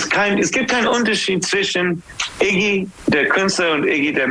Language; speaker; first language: German; non-native, fluent; English